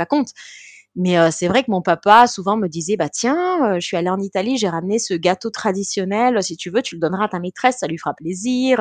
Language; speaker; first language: French; early bilingual, heritage; French